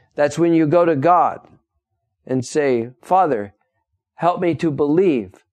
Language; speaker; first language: English; native; English